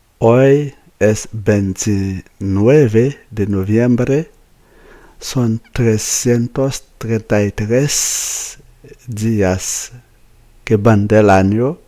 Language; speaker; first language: Spanish; non-native, fluent; Haitian Creole